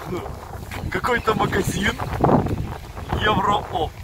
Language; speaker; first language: Russian; native; Russian